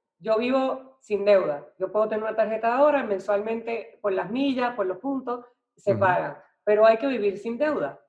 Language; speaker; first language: Spanish; native; Spanish